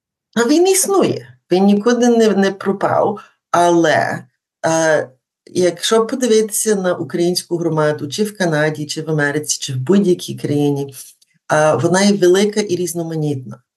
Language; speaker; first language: Ukrainian; early bilingual, heritage; Ukrainian